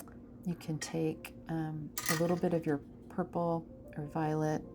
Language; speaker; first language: English; native; English